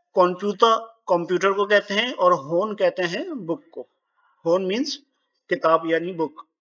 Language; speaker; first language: Urdu; native; Urdu